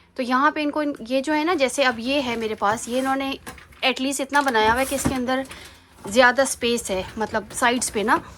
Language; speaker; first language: Urdu; native; Urdu